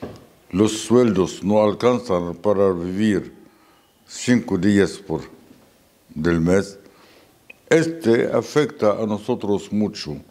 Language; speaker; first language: Spanish; non-native, fluent; Arabic